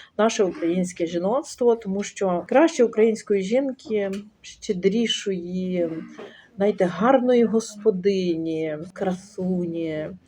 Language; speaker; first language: Ukrainian; non-native, local second language; Russian